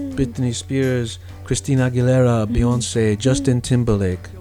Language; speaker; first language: Japanese; non-native, learner; English